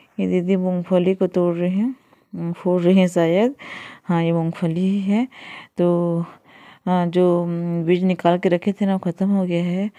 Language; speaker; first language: Hindi; non-native, local second language; Odia